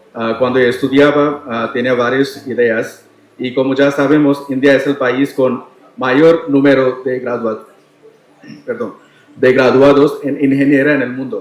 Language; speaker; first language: Spanish; non-native, learner; Tamil